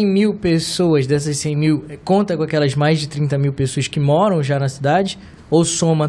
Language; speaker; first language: Portuguese; native; Portuguese